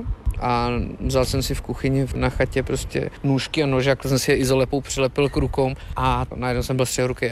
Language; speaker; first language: Czech; native; Czech